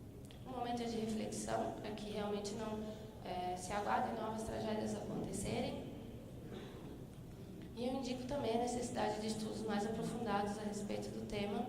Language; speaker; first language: Portuguese; native; Portuguese